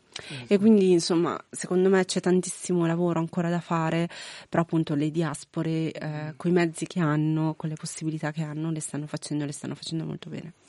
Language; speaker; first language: Italian; native; Italian